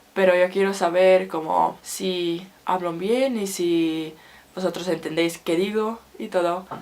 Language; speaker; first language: Spanish; non-native, learner; Finnish